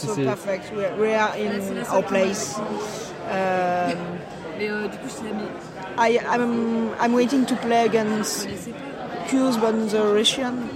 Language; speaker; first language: English; non-native, fluent; French